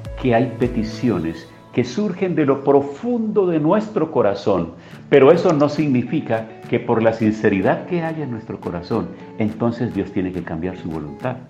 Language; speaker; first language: Spanish; native; Spanish